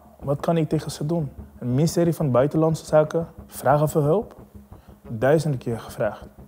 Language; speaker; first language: Dutch; non-native, fluent; Portuguese